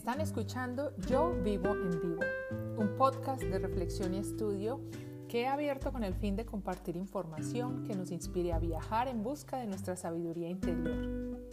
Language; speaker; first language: Spanish; native; Spanish